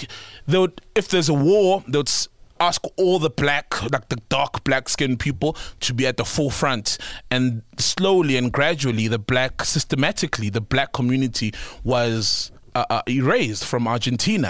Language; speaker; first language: English; non-native, local second language; Zulu